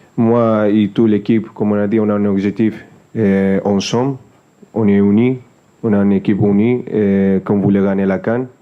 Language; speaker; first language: French; non-native, fluent; Spanish